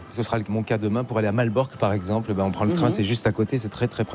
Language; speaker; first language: French; native; French